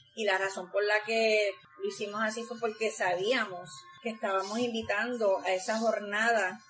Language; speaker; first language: Spanish; native; Spanish